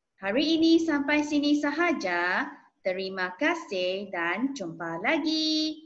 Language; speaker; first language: Malay; non-native, local second language; Chinese